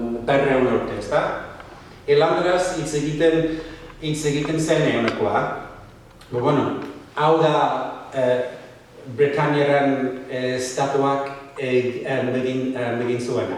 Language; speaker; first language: Basque; non-native, fluent; English